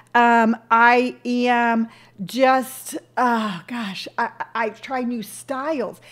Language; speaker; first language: English; native; English